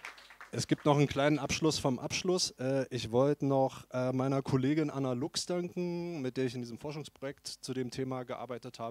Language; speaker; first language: German; native; German